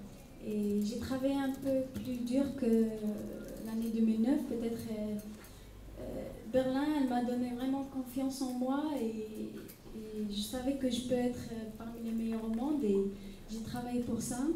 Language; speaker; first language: French; non-native, local second language; Arabic